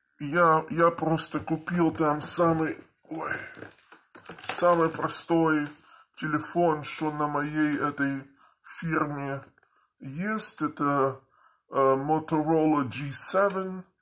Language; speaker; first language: Russian; early bilingual, heritage; Russian